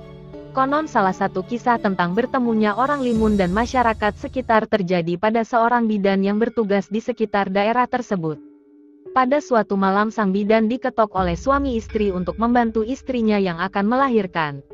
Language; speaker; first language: Indonesian; native; Indonesian